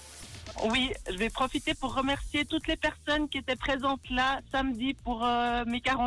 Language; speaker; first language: French; native; French